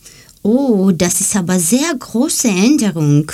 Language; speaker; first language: German; non-native, learner; Greek